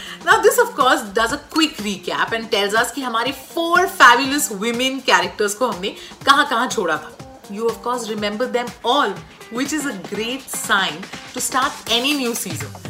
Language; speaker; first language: English; non-native, local second language; Hindi